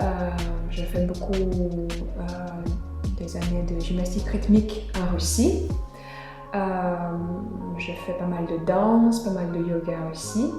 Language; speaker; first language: French; non-native, fluent; Russian